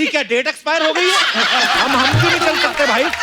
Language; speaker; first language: Hindi; native; Hindi